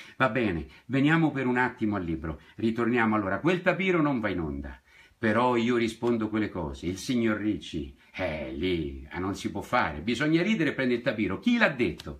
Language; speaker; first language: Italian; native; Italian